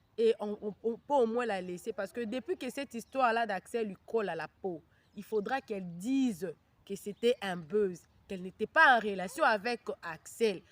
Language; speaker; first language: French; non-native, local second language; Lingala